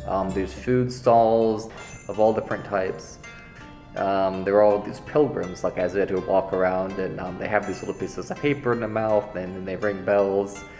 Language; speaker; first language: English; native; English